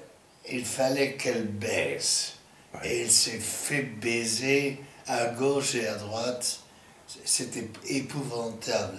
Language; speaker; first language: French; non-native, fluent; English